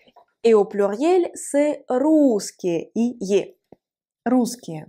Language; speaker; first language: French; non-native, fluent; Russian